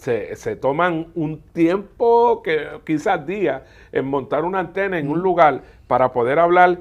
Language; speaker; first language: Spanish; native; Spanish